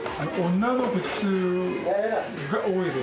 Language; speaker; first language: Japanese; non-native, learner; Korean